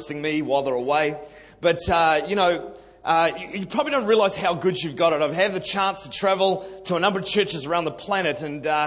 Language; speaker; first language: English; native; English